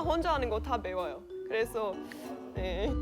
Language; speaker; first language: Korean; non-native, learner; English